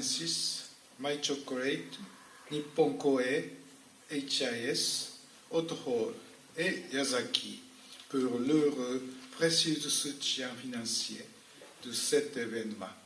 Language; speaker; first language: French; non-native, fluent; Japanese